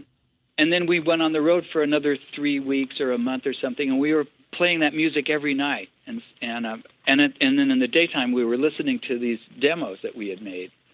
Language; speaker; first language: English; native; English